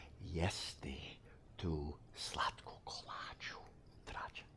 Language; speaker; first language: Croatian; early bilingual, heritage; English